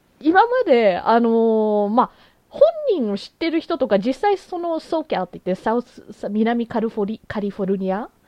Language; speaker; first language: Japanese; native; Japanese